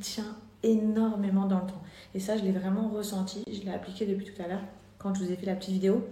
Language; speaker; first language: French; native; French